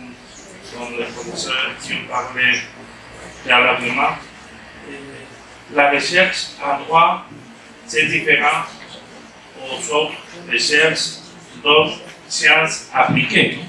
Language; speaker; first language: French; non-native, fluent; Spanish